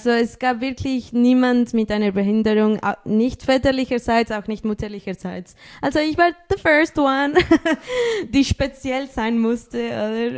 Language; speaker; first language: German; early bilingual, other home language; Spanish